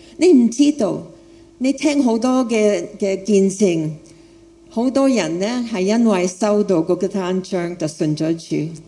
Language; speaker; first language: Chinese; non-native, fluent; English